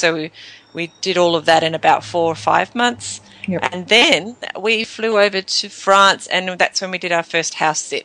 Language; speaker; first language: English; native; English